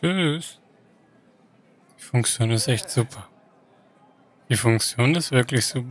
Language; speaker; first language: German; native; German